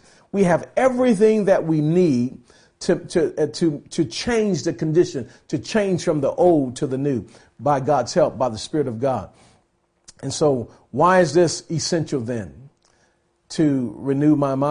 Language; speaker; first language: English; native; English